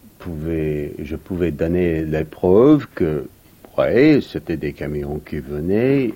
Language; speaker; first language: French; non-native, fluent; English